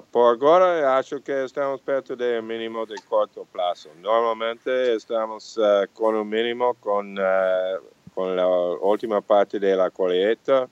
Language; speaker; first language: Portuguese; non-native, fluent; English